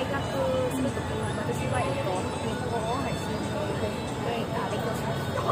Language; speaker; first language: Japanese; non-native, learner; Vietnamese